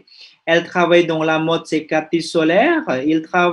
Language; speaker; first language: French; non-native, fluent; Indonesian